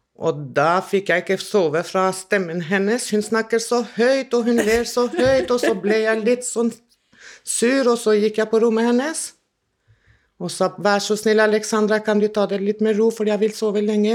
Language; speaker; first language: Norwegian; non-native, fluent; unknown